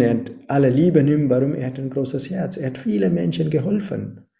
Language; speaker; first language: German; non-native, fluent; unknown